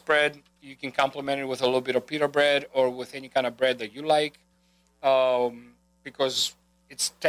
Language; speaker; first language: English; non-native, fluent; Greek